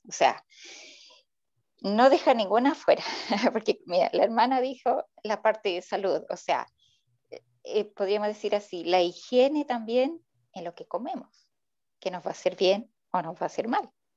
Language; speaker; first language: Spanish; native; Spanish